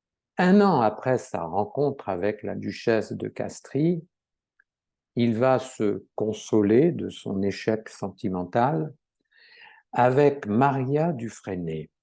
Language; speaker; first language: French; native; French